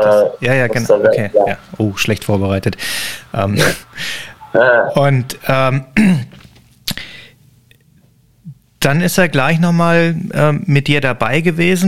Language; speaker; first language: German; native; German